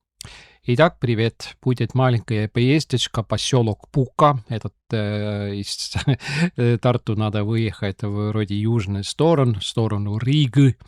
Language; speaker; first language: Russian; non-native, local second language; Estonian